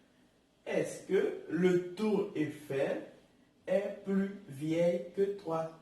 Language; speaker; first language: French; non-native, learner; Portuguese